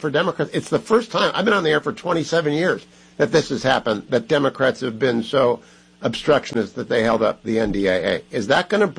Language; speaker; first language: English; native; English